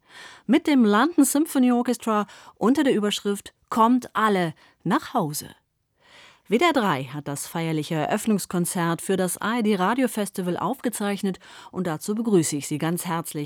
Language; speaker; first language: German; native; German